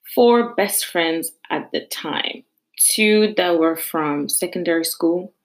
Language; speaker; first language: English; non-native, fluent; French